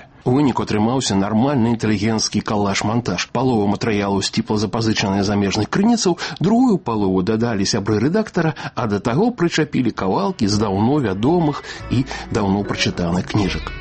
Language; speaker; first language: Belarusian; native; Belarusian